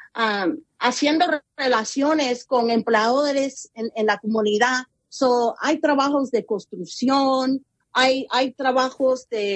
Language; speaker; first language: Spanish; early bilingual, heritage; Spanish